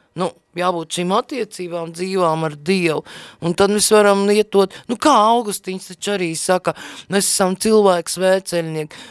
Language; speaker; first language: Latvian; native; Latvian